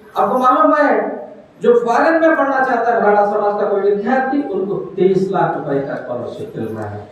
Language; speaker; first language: Hindi; non-native, local second language; Marathi